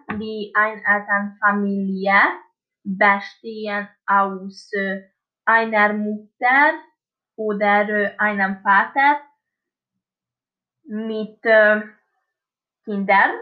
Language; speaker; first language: German; non-native, learner; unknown